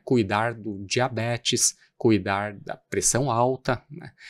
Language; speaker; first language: Portuguese; native; Portuguese